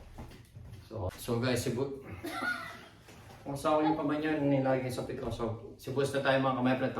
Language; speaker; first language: Filipino; native; Filipino